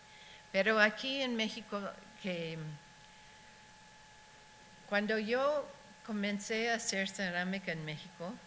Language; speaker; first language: Spanish; non-native, fluent; English